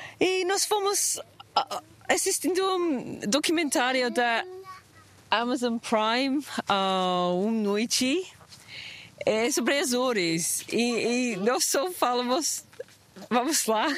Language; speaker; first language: Portuguese; non-native, learner; English